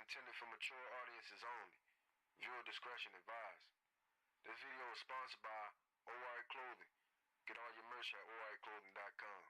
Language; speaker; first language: English; native; English